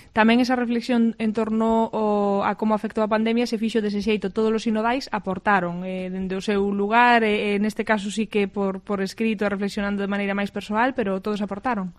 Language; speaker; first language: Galician; native; Galician